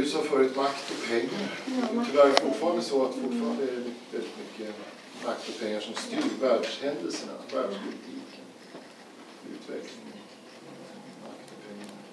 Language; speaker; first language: Swedish; native; Swedish